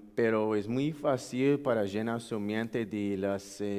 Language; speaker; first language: Spanish; non-native, learner; English